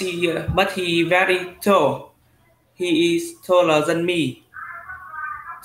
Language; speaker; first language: English; non-native, learner; Vietnamese